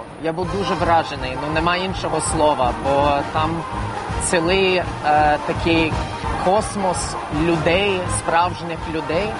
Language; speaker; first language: Ukrainian; non-native, fluent; English